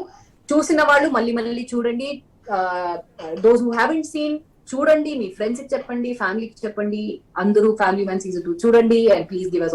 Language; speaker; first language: Telugu; non-native, local second language; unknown